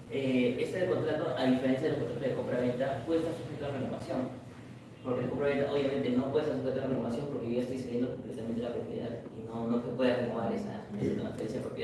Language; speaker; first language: Spanish; native; Spanish